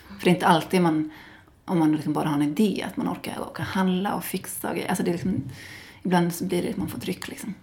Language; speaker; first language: Swedish; native; Swedish